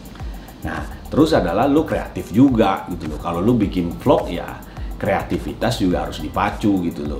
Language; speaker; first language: Indonesian; native; Indonesian